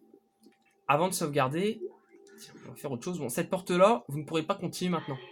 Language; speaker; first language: French; native; French